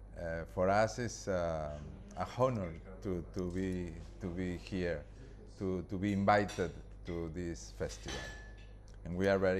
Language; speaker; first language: English; non-native, learner; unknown